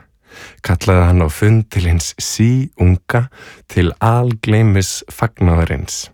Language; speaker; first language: Icelandic; native; Icelandic